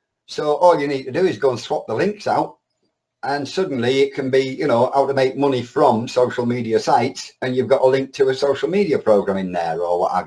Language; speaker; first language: English; native; English